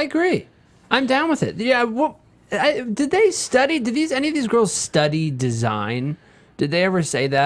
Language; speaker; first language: English; native; English